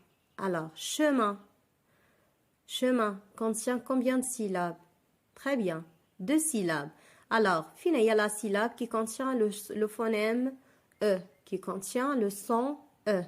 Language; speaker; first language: French; non-native, local second language; Arabic